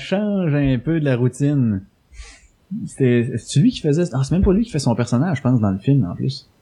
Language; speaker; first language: French; native; French